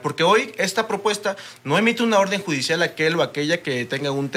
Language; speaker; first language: Spanish; native; Spanish